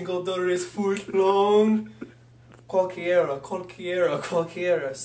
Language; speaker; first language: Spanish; non-native, learner; English